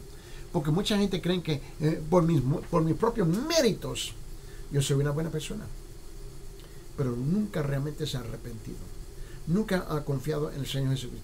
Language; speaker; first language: Spanish; early bilingual, heritage; Spanish